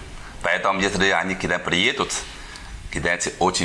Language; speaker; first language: Russian; non-native, learner; Chinese